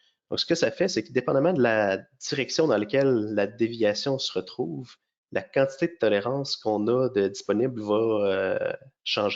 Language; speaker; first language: French; native; French